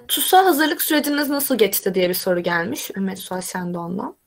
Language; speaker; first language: Turkish; native; Turkish